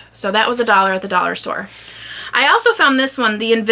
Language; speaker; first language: English; native; English